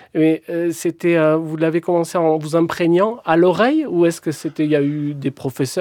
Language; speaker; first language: French; native; French